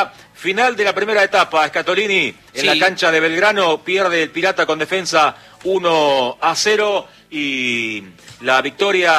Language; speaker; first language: Spanish; native; Spanish